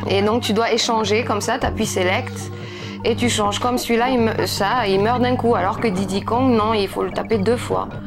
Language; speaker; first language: French; non-native, fluent; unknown